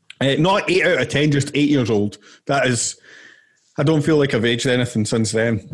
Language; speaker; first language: English; native; English